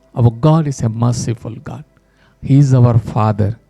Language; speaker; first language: English; non-native, local second language; Hindi